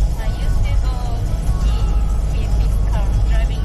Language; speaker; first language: English; non-native, learner; Japanese